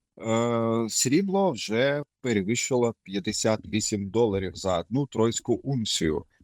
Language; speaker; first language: Ukrainian; native; Ukrainian